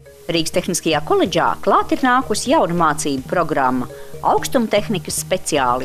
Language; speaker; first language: Latvian; native; Latvian